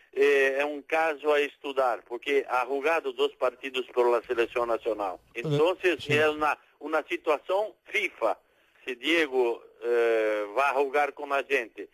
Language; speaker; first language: Spanish; non-native, fluent; Portuguese